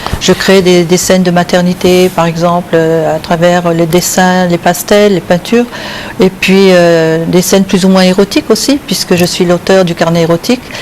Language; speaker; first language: French; native; French